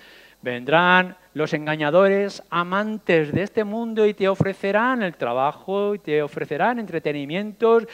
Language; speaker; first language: Spanish; native; Spanish